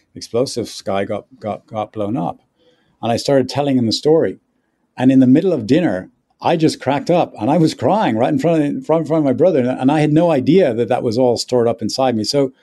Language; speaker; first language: English; native; English